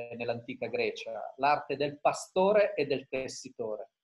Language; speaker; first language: Italian; native; Italian